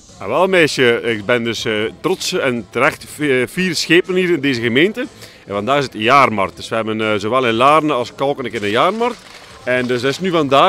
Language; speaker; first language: Dutch; native; Dutch